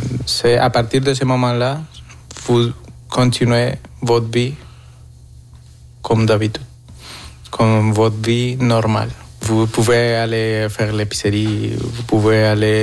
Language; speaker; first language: French; non-native, fluent; Spanish